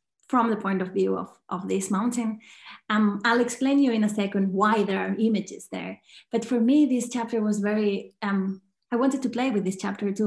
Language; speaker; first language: English; non-native, fluent; Catalan